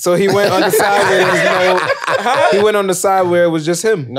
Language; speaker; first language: English; native; English